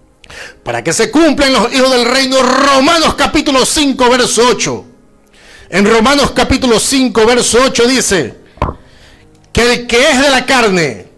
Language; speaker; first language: Spanish; native; Spanish